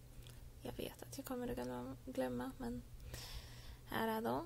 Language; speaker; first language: Swedish; early bilingual, heritage; English